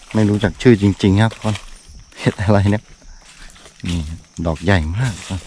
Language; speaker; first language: Thai; non-native, local second language; Karen languages